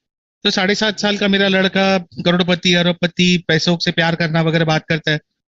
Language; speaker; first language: Hindi; native; Hindi